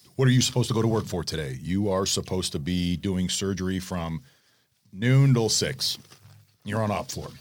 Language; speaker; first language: English; native; English